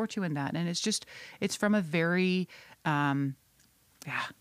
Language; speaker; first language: English; non-native, fluent; Dutch